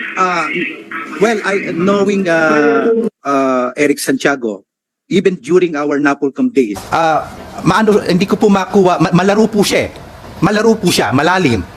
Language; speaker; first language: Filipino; non-native, local second language; Cebuano